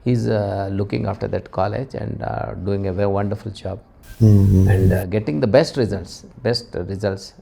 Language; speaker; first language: English; non-native, local second language; Kannada